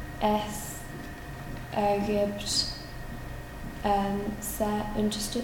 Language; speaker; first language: German; non-native, learner; English